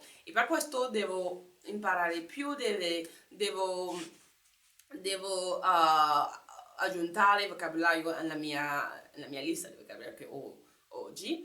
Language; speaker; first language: Italian; non-native, learner; French